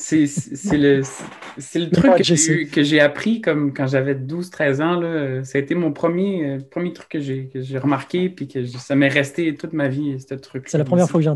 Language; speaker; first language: French; native; French